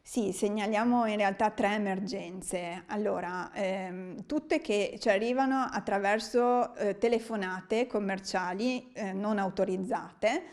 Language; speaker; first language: Italian; native; Italian